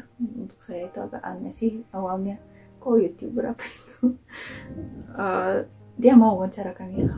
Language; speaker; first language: Indonesian; non-native, fluent; Russian